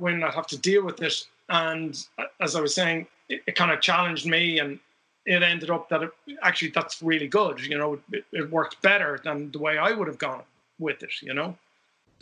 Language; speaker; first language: English; native; English